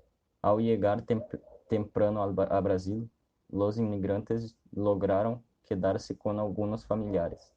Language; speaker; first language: Spanish; non-native, learner; Portuguese